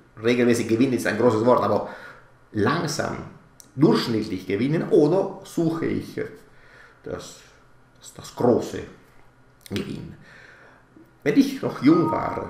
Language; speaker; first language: German; non-native, fluent; Italian